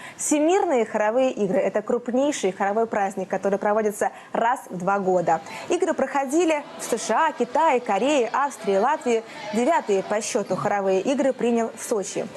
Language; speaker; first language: Russian; native; Russian